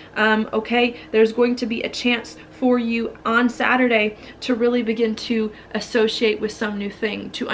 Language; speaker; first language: English; native; English